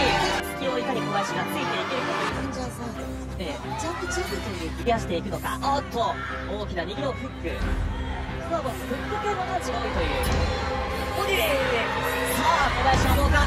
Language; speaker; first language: Japanese; native; Japanese